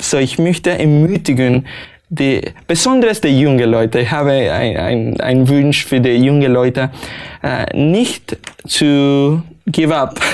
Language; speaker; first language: German; non-native, learner; Spanish